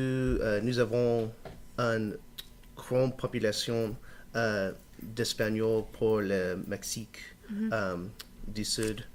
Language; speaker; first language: French; non-native, learner; English